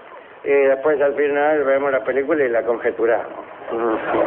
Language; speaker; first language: Spanish; native; Spanish